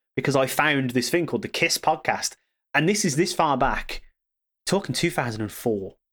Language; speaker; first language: English; native; English